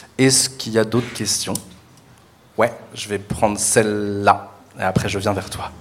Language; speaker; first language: French; native; French